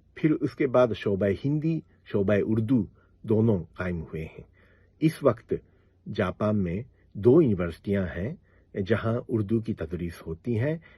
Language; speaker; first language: Urdu; non-native, fluent; Japanese